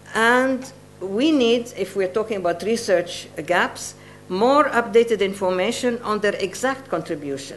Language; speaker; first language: English; non-native, fluent; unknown